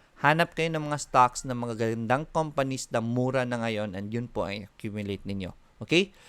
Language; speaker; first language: Filipino; non-native, local second language; Cebuano